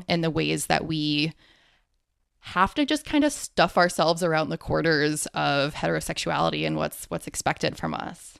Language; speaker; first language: English; early bilingual, other home language; Hindi